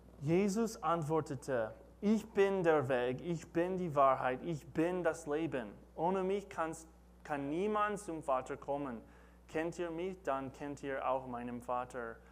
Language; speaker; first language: German; non-native, learner; English